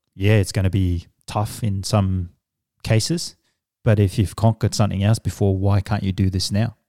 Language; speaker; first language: English; early bilingual, other home language; Samoan